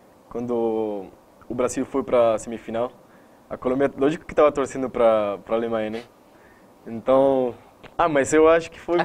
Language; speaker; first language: Portuguese; non-native, fluent; Spanish